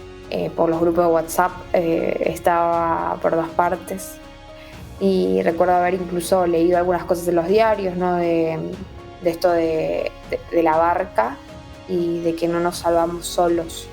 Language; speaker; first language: Spanish; native; Spanish